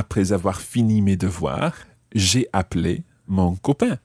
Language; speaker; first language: French; non-native, fluent; English